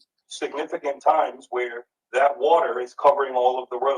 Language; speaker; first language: English; native; English